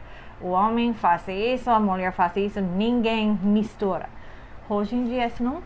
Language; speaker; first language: Portuguese; non-native, fluent; English